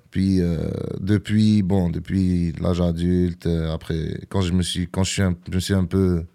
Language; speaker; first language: French; early bilingual, other home language; Arabic